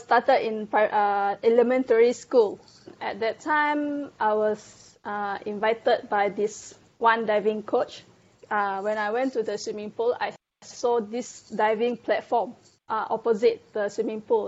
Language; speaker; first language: English; non-native, local second language; Malay